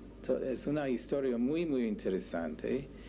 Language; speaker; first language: Spanish; non-native, learner; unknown